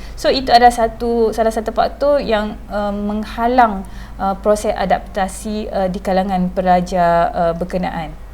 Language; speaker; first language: Malay; native; Malay